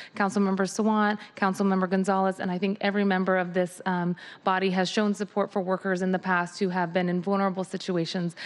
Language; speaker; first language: English; native; English